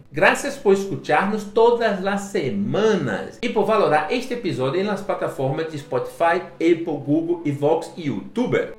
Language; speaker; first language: Portuguese; non-native, learner; Spanish